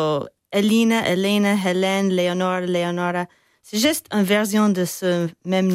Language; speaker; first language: French; non-native, fluent; English